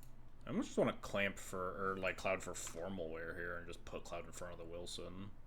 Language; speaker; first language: English; native; English